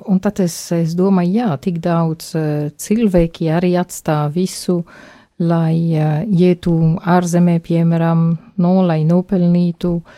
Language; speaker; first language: Latvian; non-native, fluent; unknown